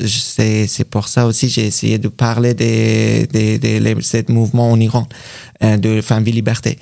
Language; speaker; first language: French; non-native, learner; Persian